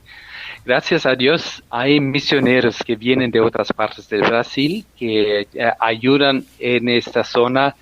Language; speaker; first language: Spanish; non-native, fluent; German